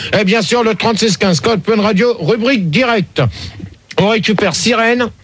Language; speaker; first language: French; native; French